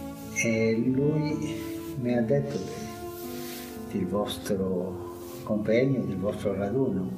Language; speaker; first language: Italian; non-native, fluent; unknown